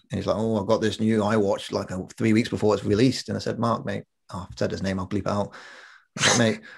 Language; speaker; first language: English; native; English